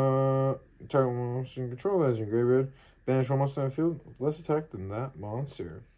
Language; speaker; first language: English; native; English